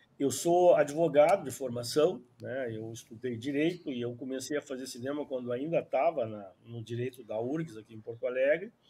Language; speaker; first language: Portuguese; native; Portuguese